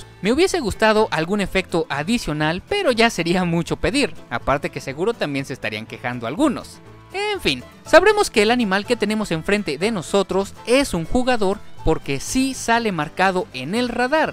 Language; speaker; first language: Spanish; native; Spanish